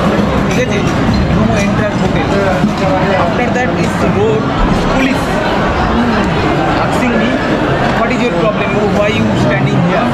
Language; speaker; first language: English; non-native, learner; Bangla